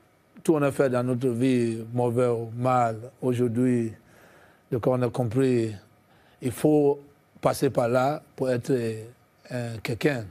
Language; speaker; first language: French; non-native, fluent; English